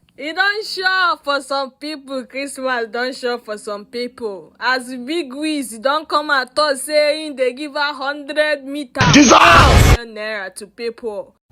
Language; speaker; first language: Nigerian Pidgin; native; Nigerian Pidgin